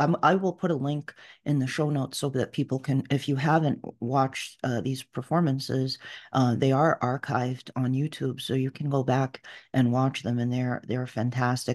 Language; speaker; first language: English; early bilingual, other home language; Portuguese